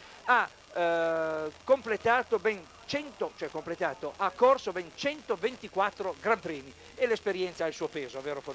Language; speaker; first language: Italian; native; Italian